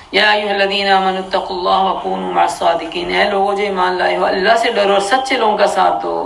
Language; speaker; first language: Urdu; early bilingual, heritage; Urdu